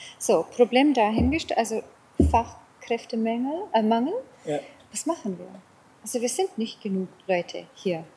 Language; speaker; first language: German; non-native, fluent; Afrikaans